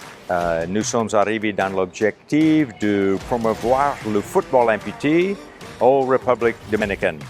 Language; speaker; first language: French; non-native, local second language; Haitian Creole